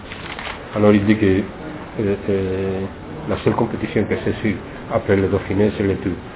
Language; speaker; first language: French; non-native, fluent; Spanish